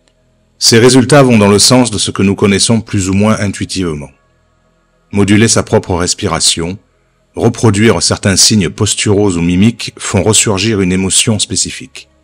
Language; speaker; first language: French; native; French